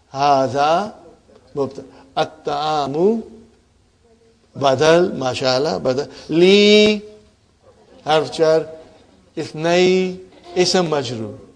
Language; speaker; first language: Arabic; non-native, fluent; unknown